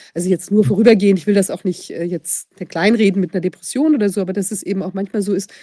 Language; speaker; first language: German; native; German